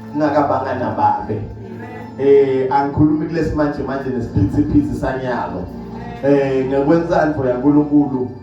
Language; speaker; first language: Zulu; non-native, local second language; Swati